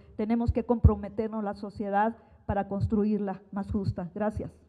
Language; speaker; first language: Spanish; native; Spanish